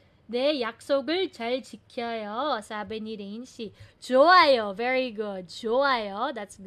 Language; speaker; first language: Korean; non-native, fluent; Filipino